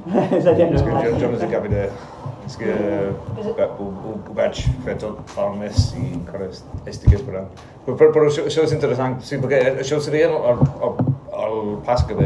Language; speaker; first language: Catalan; non-native, learner; English